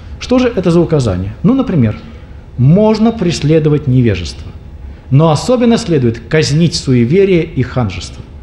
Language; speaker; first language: Russian; native; Russian